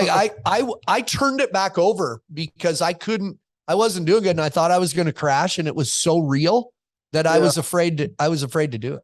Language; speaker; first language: English; native; English